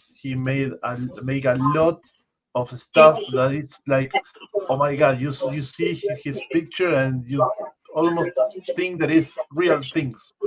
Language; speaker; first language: English; non-native, fluent; Spanish